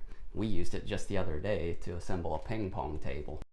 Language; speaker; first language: English; native; English